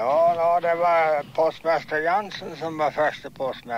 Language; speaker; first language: Swedish; early bilingual, heritage; Swedish